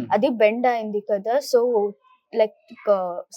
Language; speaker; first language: Telugu; non-native, local second language; Kannada